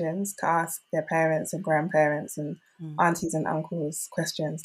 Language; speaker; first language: English; native; English